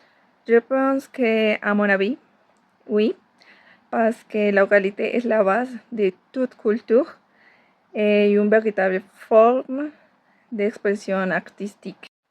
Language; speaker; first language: French; non-native, fluent; Spanish